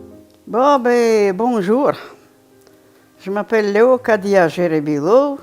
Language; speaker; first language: French; non-native, fluent; Polish